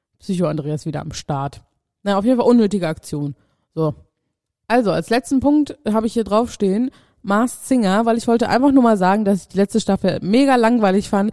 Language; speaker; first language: German; native; German